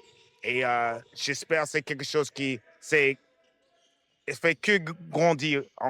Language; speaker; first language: French; non-native, fluent; English